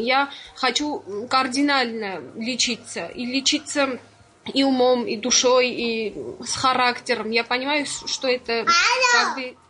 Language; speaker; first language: Russian; non-native, fluent; Armenian